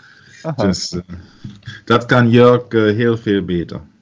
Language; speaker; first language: Dutch; non-native, learner; German